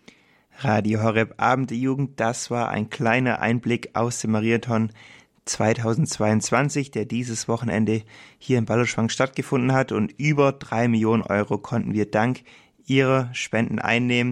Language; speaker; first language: German; native; German